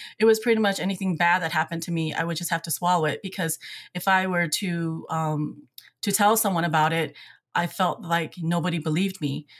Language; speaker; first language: English; early bilingual, other home language; Hmong